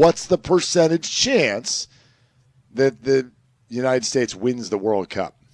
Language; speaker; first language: English; native; English